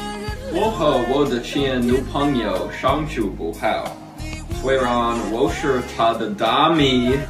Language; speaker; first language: Chinese; non-native, learner; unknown